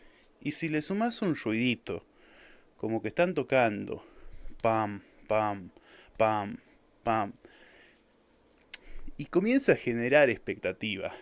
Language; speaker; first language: Spanish; native; Spanish